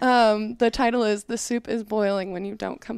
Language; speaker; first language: English; native; English